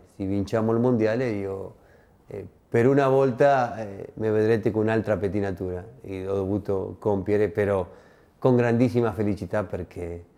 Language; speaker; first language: Italian; non-native, fluent; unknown